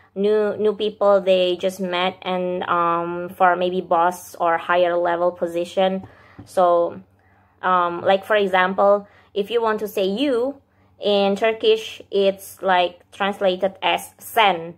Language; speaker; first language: English; non-native, fluent; Indonesian